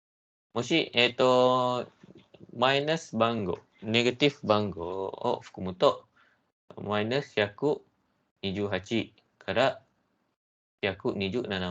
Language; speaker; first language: Japanese; non-native, fluent; Malay